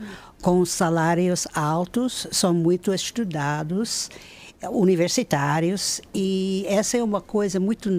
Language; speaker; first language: Portuguese; non-native, fluent; English